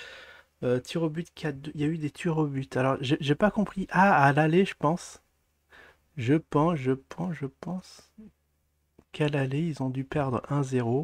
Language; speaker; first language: French; native; French